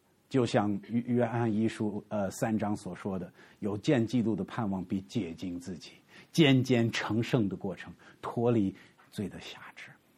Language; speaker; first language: Chinese; non-native, fluent; English